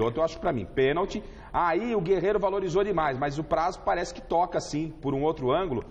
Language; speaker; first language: Portuguese; native; Portuguese